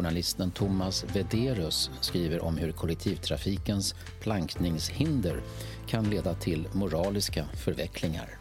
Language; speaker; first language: Swedish; native; Swedish